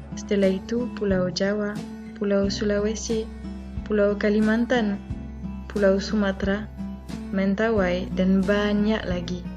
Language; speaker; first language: Indonesian; non-native, fluent; French